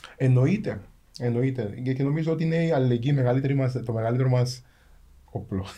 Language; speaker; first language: Greek; early bilingual, other home language; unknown